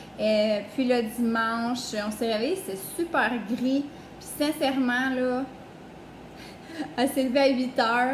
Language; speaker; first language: French; native; French